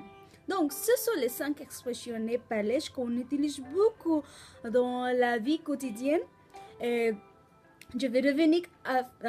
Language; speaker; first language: French; non-native, learner; Nepali